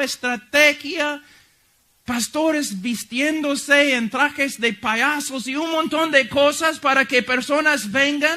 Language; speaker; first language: Spanish; non-native, fluent; English